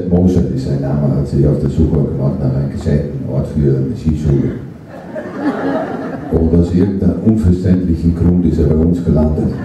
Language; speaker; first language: German; non-native, fluent; Dutch